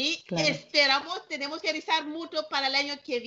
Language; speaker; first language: Spanish; non-native, learner; Malagasy